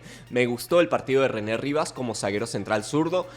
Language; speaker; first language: Spanish; native; Spanish